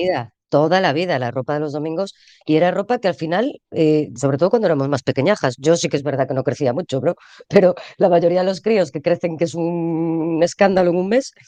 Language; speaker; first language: Spanish; native; Spanish